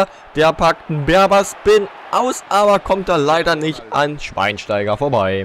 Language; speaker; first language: German; native; German